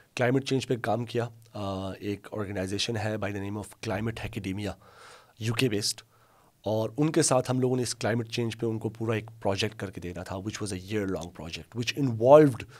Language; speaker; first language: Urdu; non-native, local second language; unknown